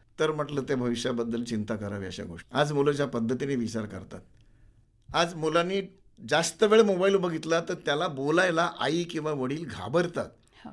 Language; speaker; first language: Marathi; native; Marathi